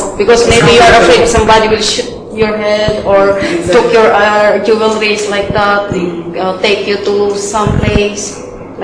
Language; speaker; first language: English; non-native, learner; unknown